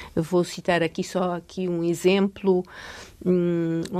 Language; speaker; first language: Portuguese; non-native, fluent; Polish